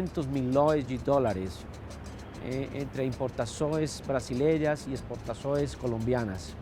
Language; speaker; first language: Portuguese; non-native, fluent; Spanish